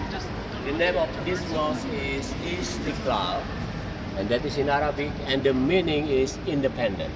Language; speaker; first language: English; non-native, fluent; Indonesian